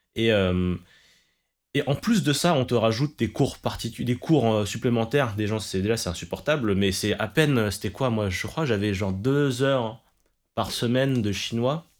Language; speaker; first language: French; early bilingual, other home language; Cantonese